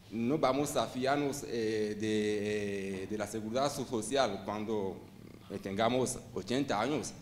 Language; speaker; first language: Spanish; non-native, fluent; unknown